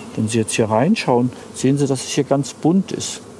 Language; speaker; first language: German; native; German